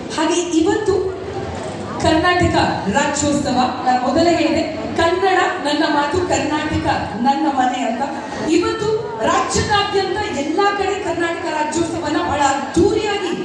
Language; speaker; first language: Kannada; native; Kannada